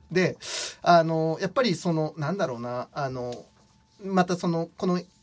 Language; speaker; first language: Japanese; native; Japanese